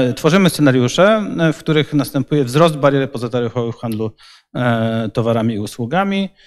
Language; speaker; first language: Polish; native; Polish